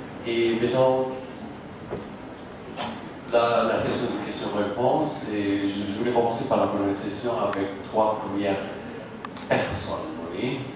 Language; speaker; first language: French; non-native, fluent; Indonesian